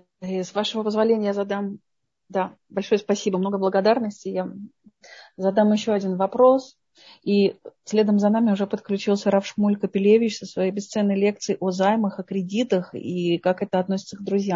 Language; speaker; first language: Russian; native; Russian